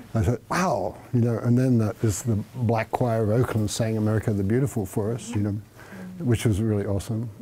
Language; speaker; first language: English; native; English